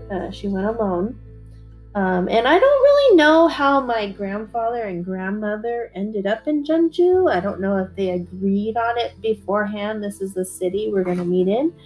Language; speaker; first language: English; early bilingual, other home language; Korean